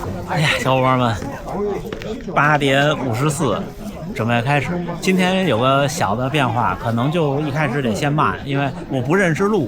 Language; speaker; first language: Chinese; native; Chinese